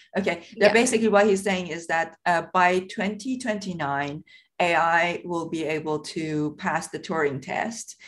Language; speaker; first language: English; non-native, fluent; Persian